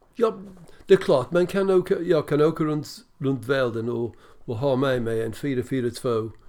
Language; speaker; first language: Swedish; non-native, fluent; English